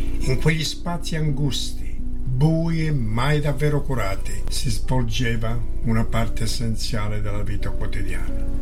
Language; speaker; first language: Italian; native; Italian